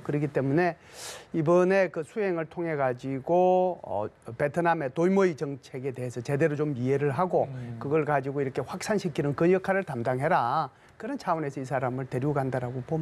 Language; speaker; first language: Korean; native; Korean